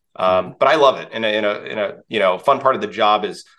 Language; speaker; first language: English; native; English